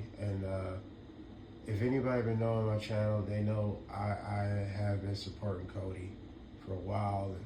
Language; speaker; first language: English; native; English